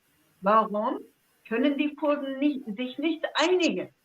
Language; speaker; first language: German; non-native, fluent; Zaza